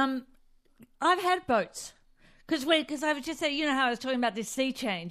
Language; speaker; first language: English; native; English